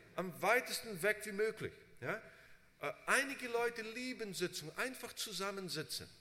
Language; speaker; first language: German; early bilingual, heritage; Portuguese